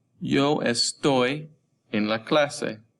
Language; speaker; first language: Spanish; non-native, fluent; English